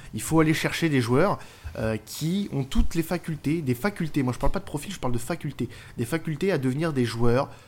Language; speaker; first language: French; native; French